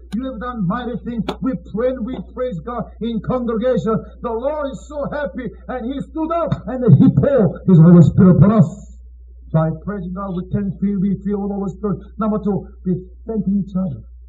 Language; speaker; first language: English; non-native, fluent; Korean